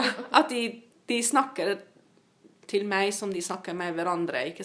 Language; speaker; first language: Norwegian; non-native, fluent; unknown